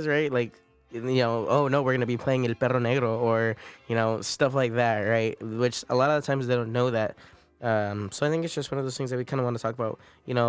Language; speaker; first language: English; native; English